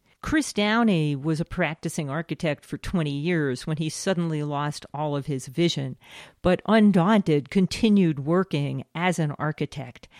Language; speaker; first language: English; native; English